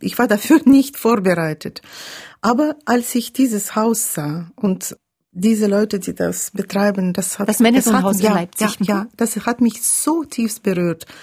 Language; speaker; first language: German; non-native, fluent; Russian